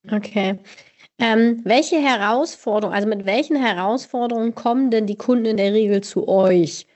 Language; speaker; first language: German; native; German